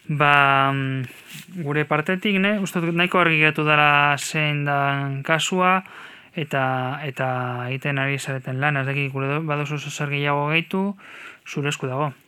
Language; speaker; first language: Basque; native; Basque